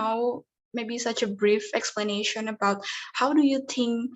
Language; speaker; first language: English; non-native, fluent; Indonesian